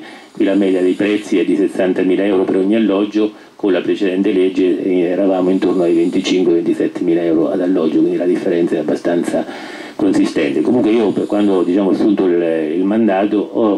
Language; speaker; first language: Italian; native; Italian